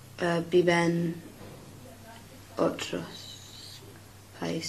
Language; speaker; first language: Spanish; non-native, learner; English